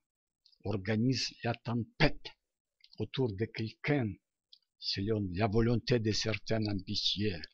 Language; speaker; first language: French; non-native, learner; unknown